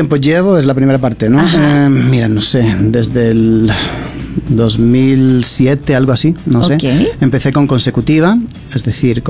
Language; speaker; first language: Spanish; early bilingual, other home language; English